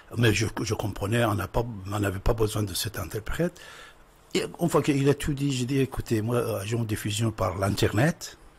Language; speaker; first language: French; non-native, fluent; Persian